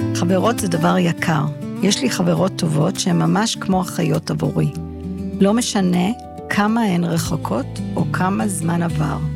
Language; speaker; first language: Hebrew; non-native, fluent; English